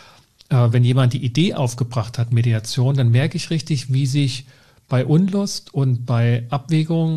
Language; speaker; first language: German; native; German